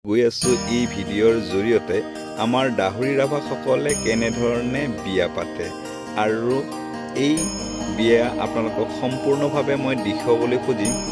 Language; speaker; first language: Assamese; non-native, local second language; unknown